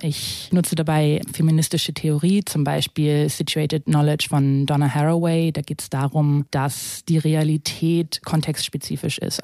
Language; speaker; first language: German; native; German